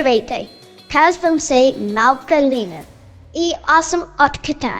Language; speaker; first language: Bulgarian; non-native, learner; Chinese